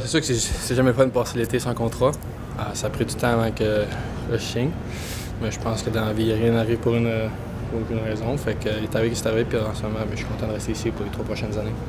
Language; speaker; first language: French; native; French